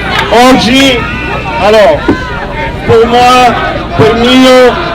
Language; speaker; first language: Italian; non-native, learner; French